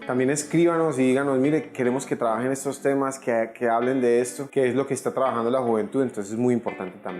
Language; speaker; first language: Spanish; native; Spanish